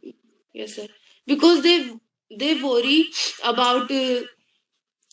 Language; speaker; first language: English; non-native, learner; Hindi